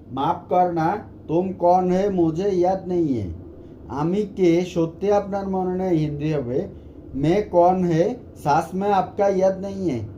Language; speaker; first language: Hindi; non-native, learner; Bangla